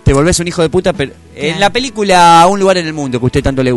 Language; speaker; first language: Spanish; native; Spanish